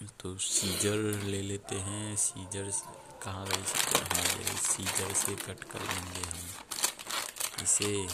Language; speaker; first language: Hindi; native; Hindi